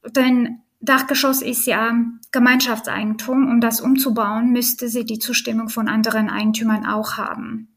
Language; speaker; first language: German; non-native, fluent; Armenian